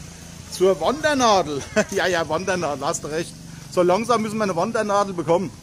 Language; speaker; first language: German; native; German